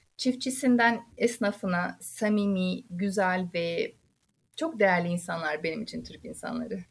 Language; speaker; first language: Turkish; non-native, fluent; Uzbek